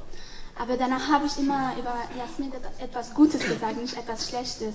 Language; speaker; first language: German; non-native, learner; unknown